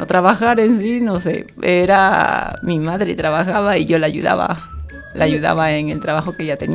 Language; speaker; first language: Spanish; native; Spanish